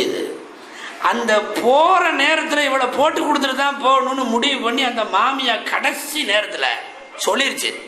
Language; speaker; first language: Tamil; native; Tamil